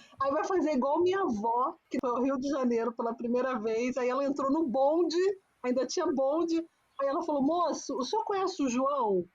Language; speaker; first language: Portuguese; native; Portuguese